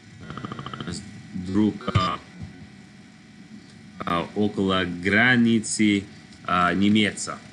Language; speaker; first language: Russian; non-native, learner; English